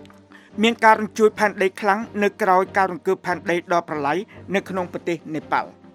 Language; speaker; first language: Khmer; native; Khmer